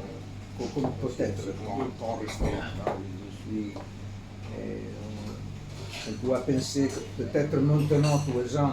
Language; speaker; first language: French; non-native, fluent; Italian